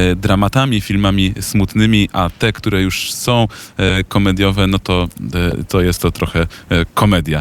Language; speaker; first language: Polish; native; Polish